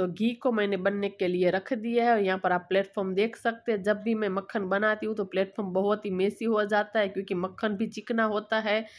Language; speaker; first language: Hindi; non-native, local second language; Gujarati